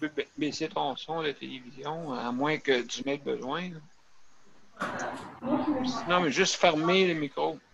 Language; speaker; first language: French; native; French